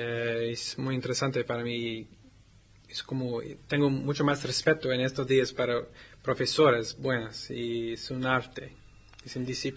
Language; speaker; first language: Spanish; non-native, learner; English